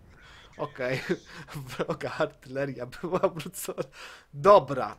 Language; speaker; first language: Polish; native; Polish